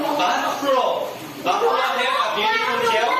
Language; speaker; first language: English; non-native, learner; Thai